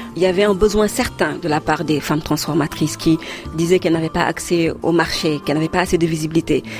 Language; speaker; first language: French; non-native, local second language; Wolof